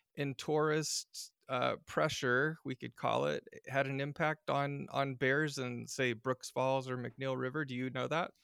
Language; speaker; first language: English; native; English